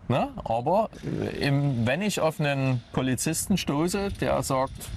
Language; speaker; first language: German; native; German